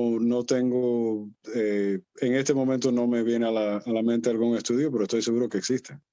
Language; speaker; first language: Spanish; early bilingual, heritage; Spanish